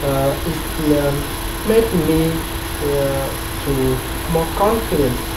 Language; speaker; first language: English; non-native, learner; Vietnamese